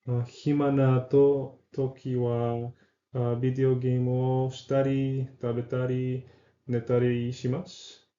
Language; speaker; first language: Japanese; non-native, learner; English